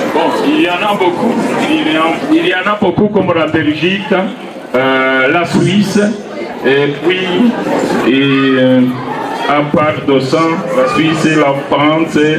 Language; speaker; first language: French; non-native, local second language; Kinyarwanda